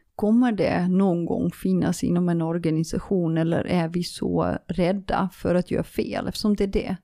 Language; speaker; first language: Swedish; non-native, fluent; Dutch